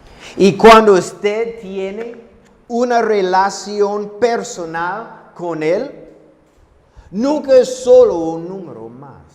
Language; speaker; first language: Spanish; non-native, fluent; English